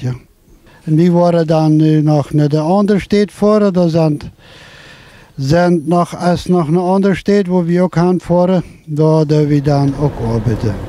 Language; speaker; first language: German; non-native, local second language; Plautdietsch